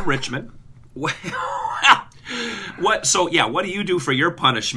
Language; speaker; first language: English; native; English